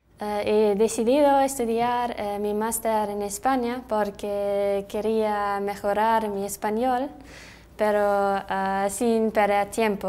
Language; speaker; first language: Spanish; non-native, fluent; German